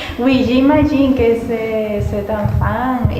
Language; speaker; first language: French; non-native, learner; Spanish